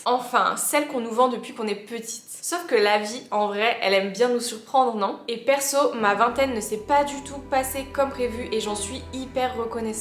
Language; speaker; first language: French; native; French